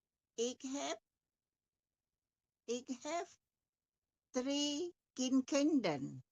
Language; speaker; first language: Dutch; non-native, learner; Indonesian